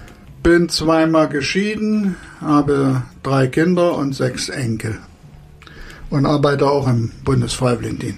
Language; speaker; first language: German; native; German